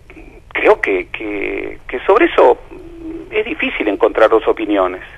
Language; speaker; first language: Spanish; native; Spanish